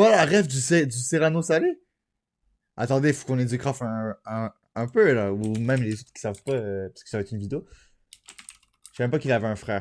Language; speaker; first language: French; native; French